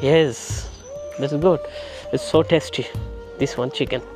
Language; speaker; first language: English; non-native, learner; Bangla